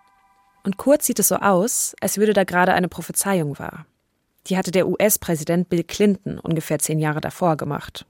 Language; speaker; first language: German; native; German